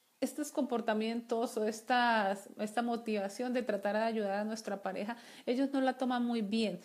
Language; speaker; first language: Spanish; native; Spanish